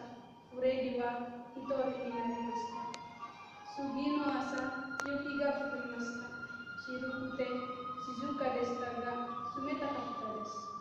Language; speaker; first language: Japanese; non-native, learner; Indonesian